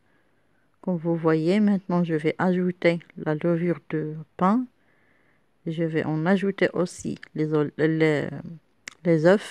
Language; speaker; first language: French; non-native, local second language; Arabic